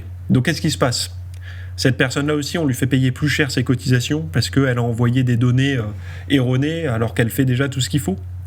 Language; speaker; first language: French; native; French